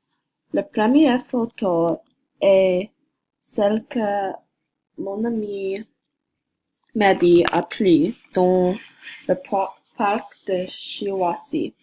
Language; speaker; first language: French; non-native, learner; English